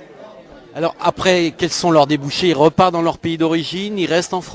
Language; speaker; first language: French; native; French